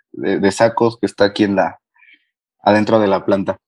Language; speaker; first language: Spanish; native; Spanish